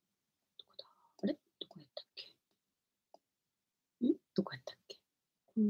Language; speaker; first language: Japanese; native; Japanese